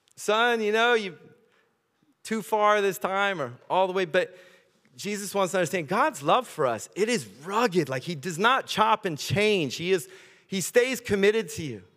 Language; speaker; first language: English; native; English